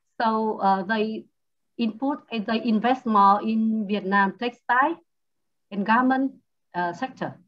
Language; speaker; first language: English; non-native, learner; Vietnamese